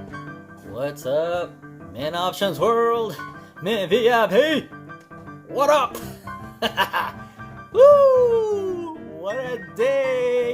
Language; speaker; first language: English; native; English